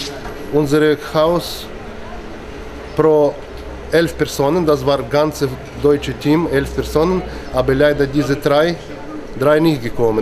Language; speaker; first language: German; non-native, learner; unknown